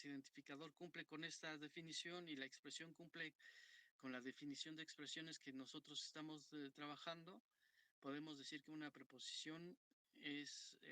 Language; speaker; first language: Spanish; native; Spanish